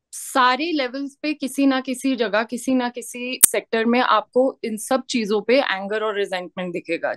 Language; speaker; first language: Hindi; native; Hindi